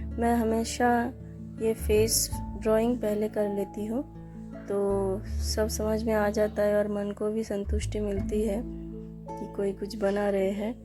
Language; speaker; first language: Hindi; non-native, local second language; Bangla